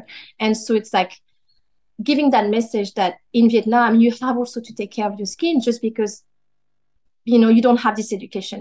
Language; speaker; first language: English; non-native, fluent; French